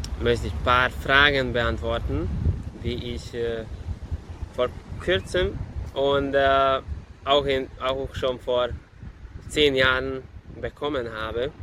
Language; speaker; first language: German; non-native, fluent; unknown